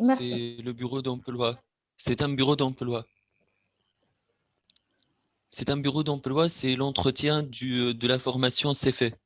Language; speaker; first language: French; non-native, local second language; Arabic